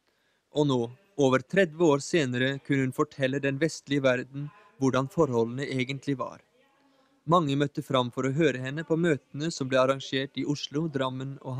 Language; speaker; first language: Norwegian; native; Norwegian